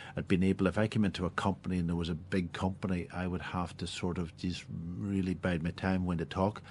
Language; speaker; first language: English; native; English